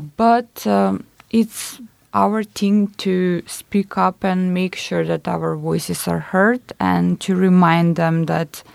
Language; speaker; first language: English; non-native, fluent; Macedonian